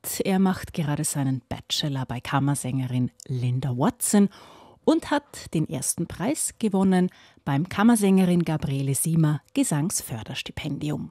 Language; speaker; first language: German; native; German